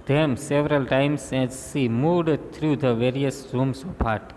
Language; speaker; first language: English; non-native, local second language; Gujarati